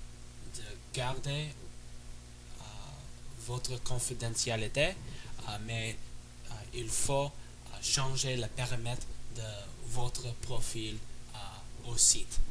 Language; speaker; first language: French; non-native, learner; English